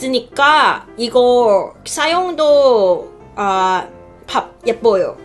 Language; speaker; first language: Korean; non-native, learner; Cantonese